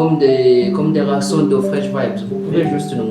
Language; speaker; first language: French; non-native, learner; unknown